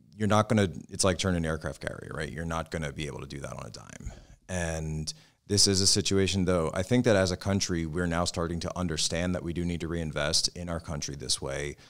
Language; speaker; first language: English; native; English